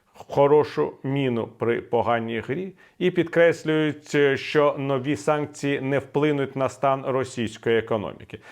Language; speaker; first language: Ukrainian; non-native, local second language; Russian